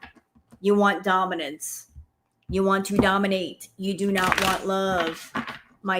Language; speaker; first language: English; native; English